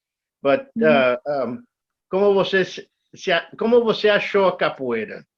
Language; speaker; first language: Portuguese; non-native, learner; English